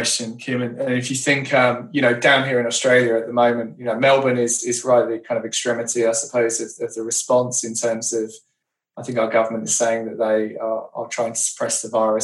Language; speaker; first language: English; native; English